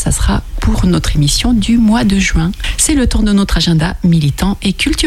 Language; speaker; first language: French; native; French